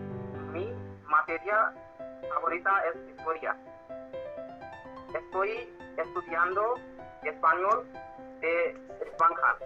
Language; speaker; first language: Spanish; non-native, learner; Hindi